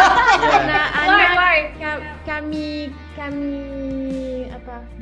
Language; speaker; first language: Indonesian; non-native, learner; French